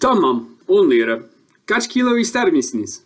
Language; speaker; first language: Turkish; non-native, learner; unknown